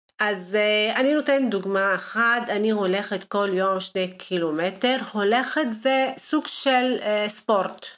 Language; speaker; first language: Hebrew; non-native, local second language; Arabic